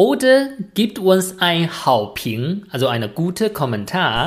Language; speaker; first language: German; non-native, fluent; Chinese